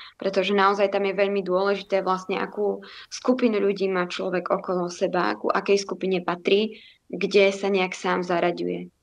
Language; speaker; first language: Slovak; native; Slovak